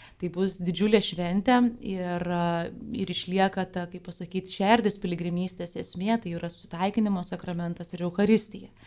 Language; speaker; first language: Lithuanian; native; Lithuanian